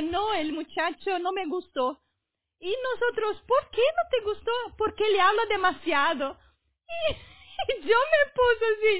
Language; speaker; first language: Spanish; non-native, fluent; Portuguese